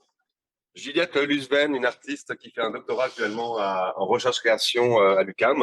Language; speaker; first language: French; native; French